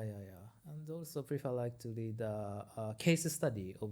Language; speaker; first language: English; non-native, learner; Japanese